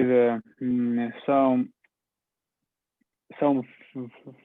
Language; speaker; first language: English; non-native, learner; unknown